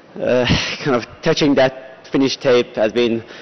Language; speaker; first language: English; non-native, fluent; Norwegian